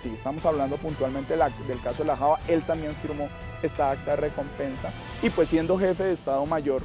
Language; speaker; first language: Spanish; native; Spanish